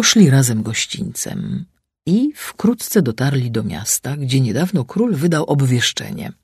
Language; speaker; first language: Polish; native; Polish